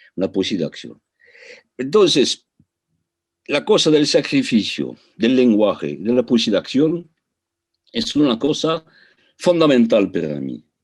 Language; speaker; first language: Spanish; early bilingual, heritage; Spanish